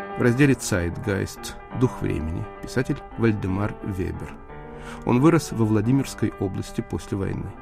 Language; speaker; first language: Russian; native; Russian